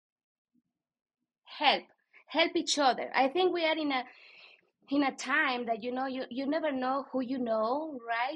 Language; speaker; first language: English; non-native, fluent; Spanish